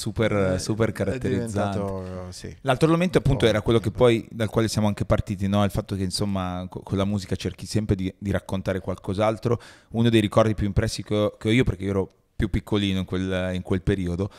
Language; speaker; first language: Italian; native; Italian